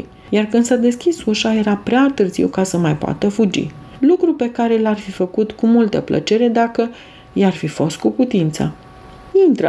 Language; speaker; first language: Romanian; native; Romanian